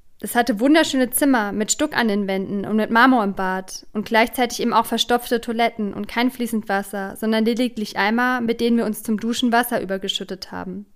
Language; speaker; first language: German; native; German